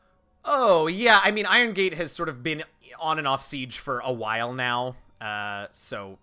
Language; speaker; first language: English; native; English